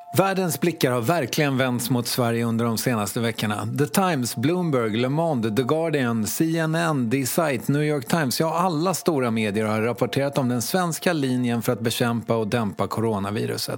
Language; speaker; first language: Swedish; native; Swedish